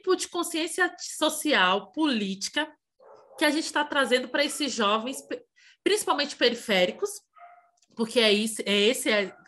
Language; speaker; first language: Portuguese; native; Portuguese